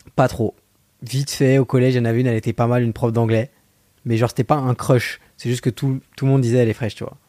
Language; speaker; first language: French; native; French